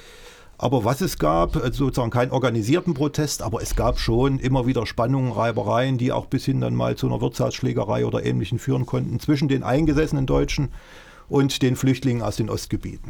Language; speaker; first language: German; native; German